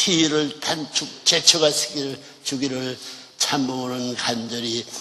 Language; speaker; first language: Korean; native; Korean